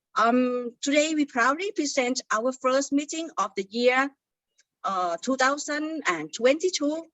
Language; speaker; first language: English; non-native, fluent; Thai